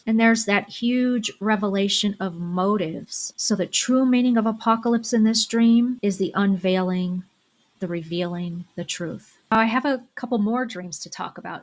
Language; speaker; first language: English; native; English